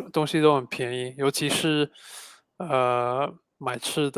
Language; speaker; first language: Chinese; non-native, fluent; English